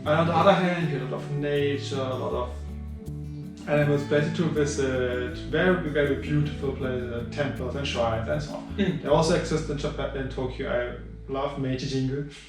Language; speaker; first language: English; non-native, fluent; German